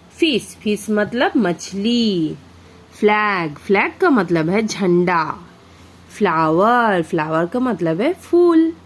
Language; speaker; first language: Hindi; non-native, local second language; Bangla